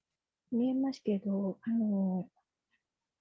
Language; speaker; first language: Japanese; non-native, fluent; Indonesian